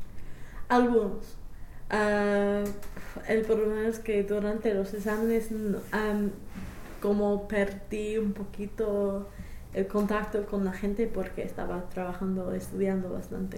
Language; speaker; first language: Spanish; non-native, fluent; English